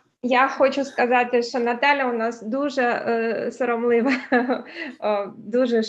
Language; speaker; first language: Ukrainian; early bilingual, heritage; Ukrainian